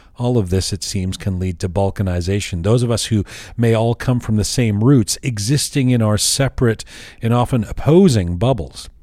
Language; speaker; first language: English; early bilingual, other home language; Persian